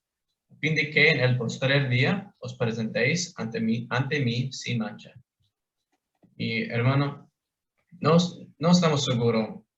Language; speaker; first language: Spanish; non-native, fluent; English